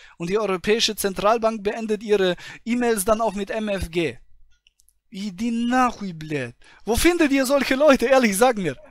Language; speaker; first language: German; native; German